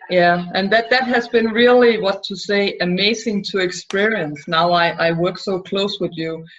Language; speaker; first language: English; non-native, fluent; Danish